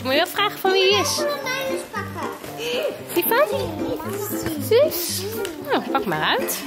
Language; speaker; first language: Dutch; native; Dutch